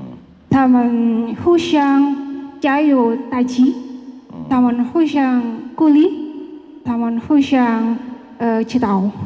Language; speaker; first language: Chinese; non-native, fluent; Indonesian